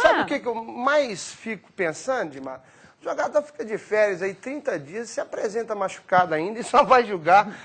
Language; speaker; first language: Portuguese; native; Portuguese